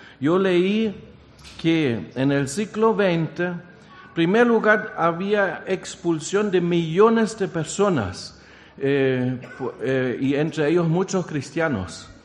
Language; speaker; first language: Spanish; non-native, fluent; German